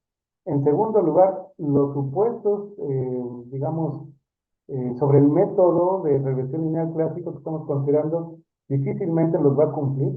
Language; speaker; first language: Spanish; native; Spanish